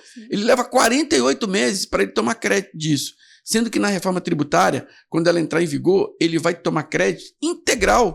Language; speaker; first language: Portuguese; native; Portuguese